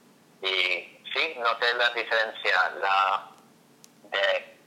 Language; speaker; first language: Spanish; non-native, learner; English